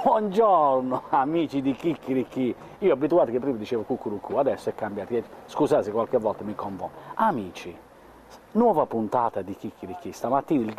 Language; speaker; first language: Italian; native; Italian